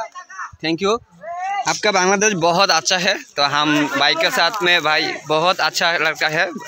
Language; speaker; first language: Hindi; non-native, learner; Bangla